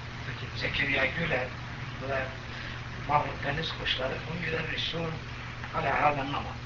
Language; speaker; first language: Arabic; non-native, fluent; Turkish